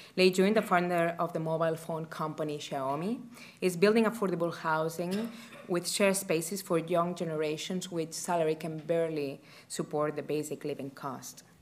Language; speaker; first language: English; non-native, fluent; Catalan